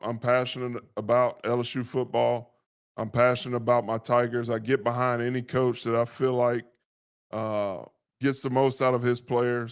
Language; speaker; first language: English; native; English